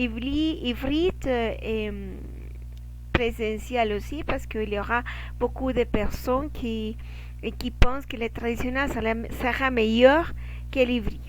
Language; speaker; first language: French; non-native, learner; Spanish